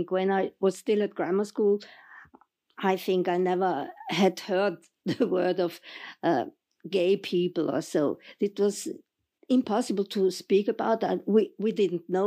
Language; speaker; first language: English; non-native, fluent; German